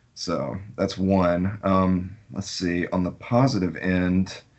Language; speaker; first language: English; native; English